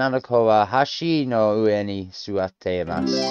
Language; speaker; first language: Japanese; non-native, learner; English